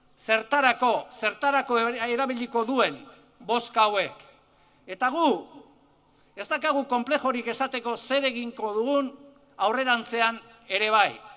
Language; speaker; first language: Basque; native; Basque